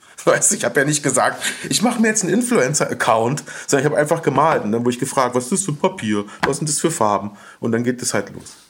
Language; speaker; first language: German; native; German